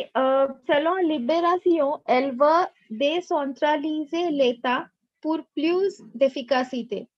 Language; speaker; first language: French; non-native, learner; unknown